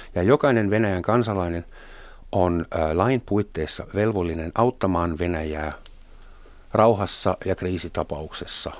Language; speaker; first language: Finnish; non-native, fluent; German